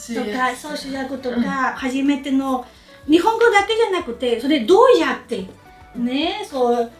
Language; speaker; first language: Japanese; non-native, learner; Spanish